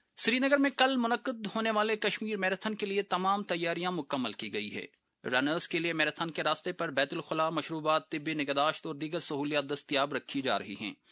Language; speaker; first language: Urdu; non-native, local second language; Kashmiri